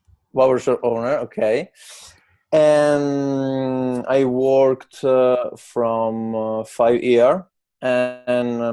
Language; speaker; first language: English; non-native, learner; Italian